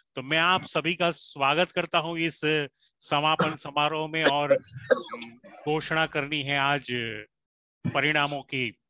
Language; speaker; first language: Hindi; native; Hindi